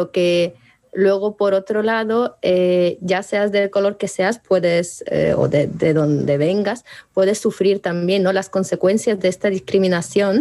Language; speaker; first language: Spanish; early bilingual, other home language; Ukrainian